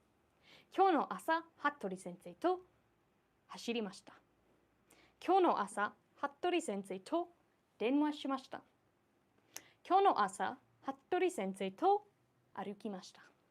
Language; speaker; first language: Japanese; non-native, fluent; English